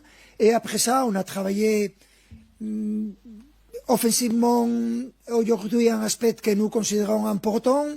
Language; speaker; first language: French; non-native, fluent; Spanish